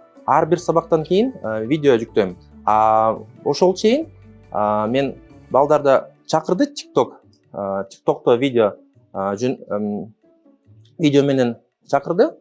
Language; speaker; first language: Kyrgyz; non-native, local second language; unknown